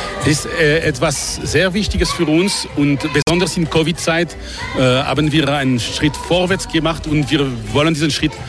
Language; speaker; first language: German; non-native, local second language; French